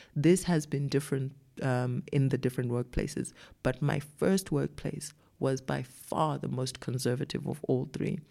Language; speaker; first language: English; non-native, local second language; Shona